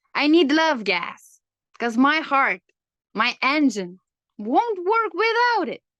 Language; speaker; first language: English; non-native, fluent; Romanian